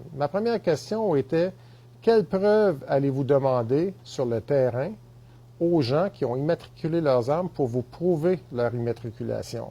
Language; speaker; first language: French; native; French